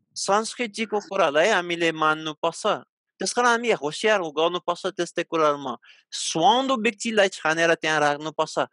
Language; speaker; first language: Nepali; non-native, fluent; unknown